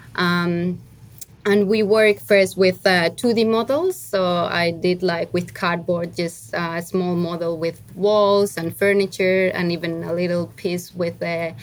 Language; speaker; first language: English; non-native, fluent; Spanish